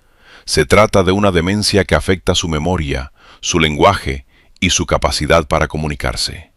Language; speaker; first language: Spanish; native; Spanish